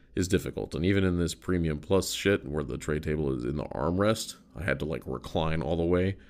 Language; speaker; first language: English; native; English